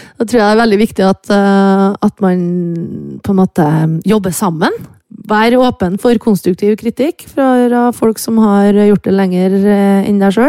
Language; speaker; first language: Norwegian; native; Norwegian